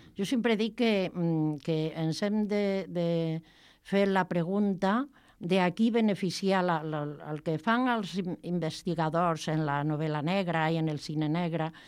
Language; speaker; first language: Catalan; non-native, local second language; Spanish